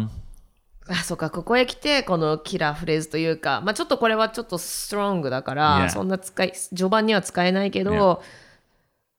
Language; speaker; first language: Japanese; native; Japanese